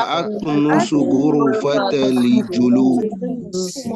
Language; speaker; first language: Arabic; non-native, learner; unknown